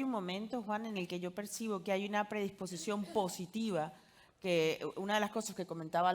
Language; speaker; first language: Spanish; native; Spanish